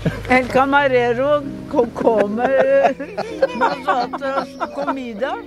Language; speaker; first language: Spanish; non-native, learner; Norwegian